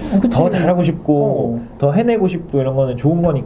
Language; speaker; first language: Korean; native; Korean